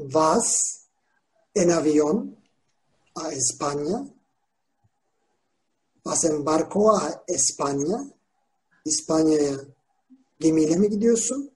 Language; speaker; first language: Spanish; non-native, fluent; Turkish